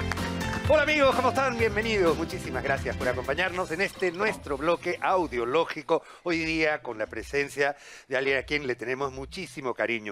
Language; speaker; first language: Spanish; native; Spanish